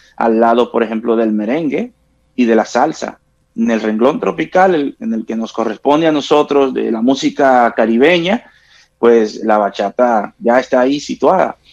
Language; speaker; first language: Spanish; native; Spanish